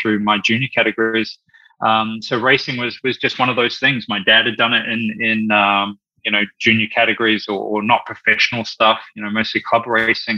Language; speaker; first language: English; native; English